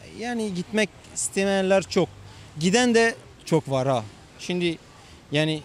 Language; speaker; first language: Turkish; early bilingual, other home language; Arabic